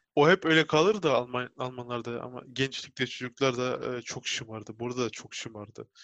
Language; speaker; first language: Turkish; early bilingual, heritage; Turkish